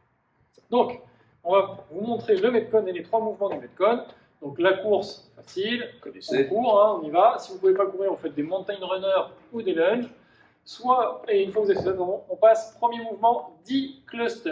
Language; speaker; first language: French; native; French